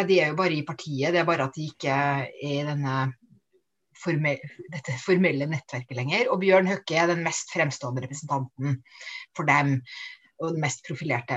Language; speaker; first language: Norwegian; native; Norwegian